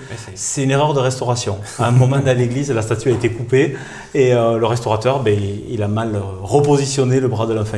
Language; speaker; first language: French; native; French